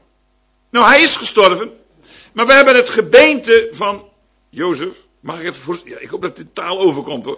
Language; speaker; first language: Dutch; native; Dutch